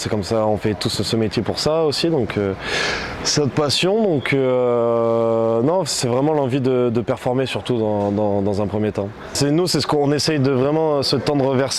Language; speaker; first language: French; native; French